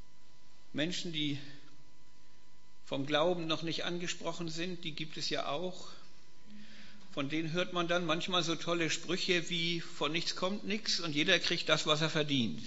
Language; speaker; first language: German; native; German